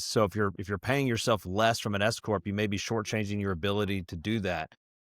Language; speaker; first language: English; native; English